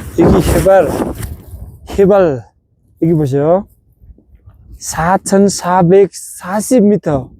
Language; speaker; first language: Korean; non-native, learner; Nepali